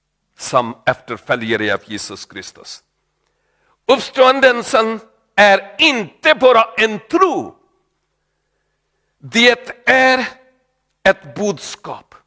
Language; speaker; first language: Swedish; non-native, learner; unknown